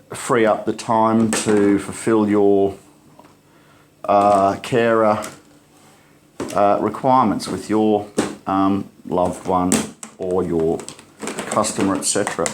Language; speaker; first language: English; native; English